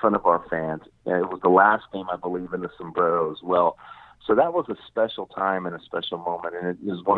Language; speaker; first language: English; native; English